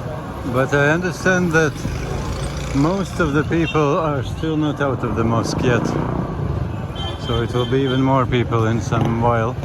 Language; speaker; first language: English; non-native, fluent; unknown